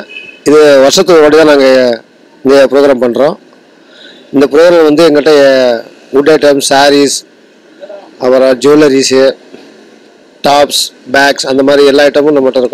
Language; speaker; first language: Tamil; non-native, fluent; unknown